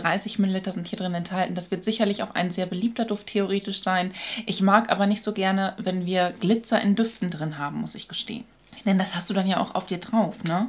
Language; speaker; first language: German; native; German